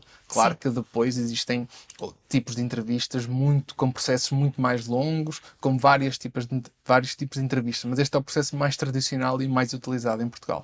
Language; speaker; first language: Portuguese; native; Portuguese